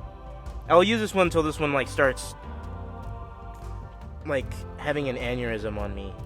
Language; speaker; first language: English; native; English